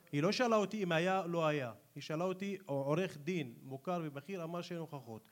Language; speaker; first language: Hebrew; non-native, local second language; Arabic